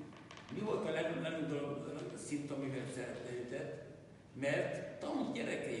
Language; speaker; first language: Hungarian; non-native, local second language; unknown